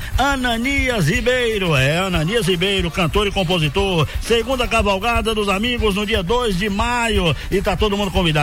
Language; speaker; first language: Portuguese; native; Portuguese